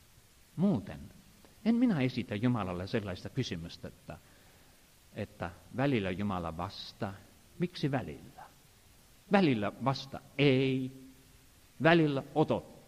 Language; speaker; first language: Finnish; non-native, fluent; Estonian